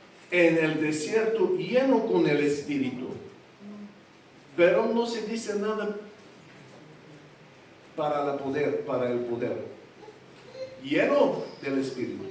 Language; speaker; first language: Spanish; non-native, fluent; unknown